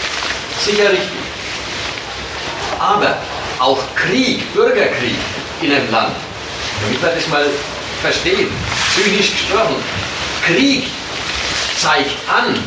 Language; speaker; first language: German; native; German